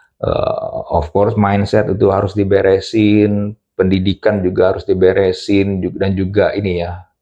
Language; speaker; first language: Indonesian; native; Indonesian